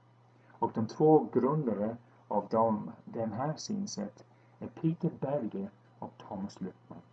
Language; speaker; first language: Swedish; non-native, fluent; English